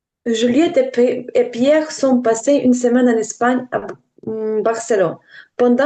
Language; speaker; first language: French; non-native, learner; Ukrainian